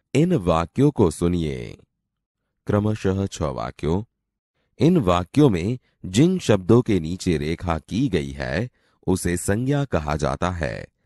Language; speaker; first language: Hindi; non-native, local second language; Gujarati